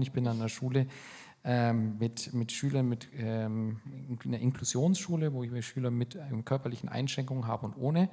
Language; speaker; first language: German; native; German